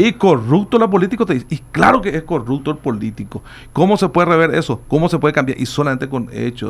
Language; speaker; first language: Spanish; native; Spanish